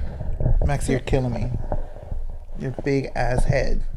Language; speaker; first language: English; native; English